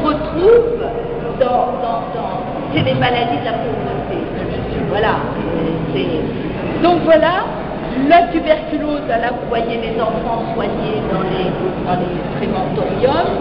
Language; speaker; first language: French; native; French